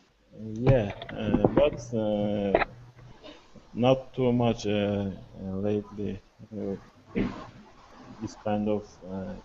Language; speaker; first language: English; non-native, learner; Turkish